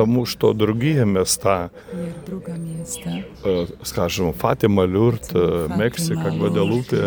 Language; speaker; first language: Russian; non-native, fluent; Lithuanian